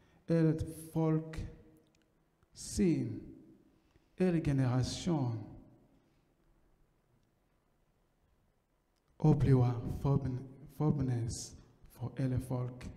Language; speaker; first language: Danish; non-native, learner; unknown